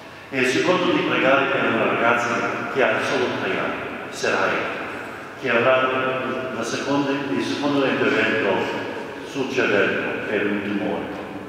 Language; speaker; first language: Italian; non-native, fluent; English